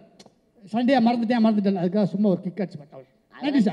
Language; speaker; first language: Tamil; native; Tamil